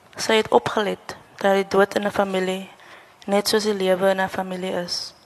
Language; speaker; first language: Afrikaans; native; Afrikaans